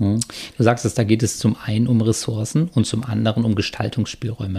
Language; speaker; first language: German; native; German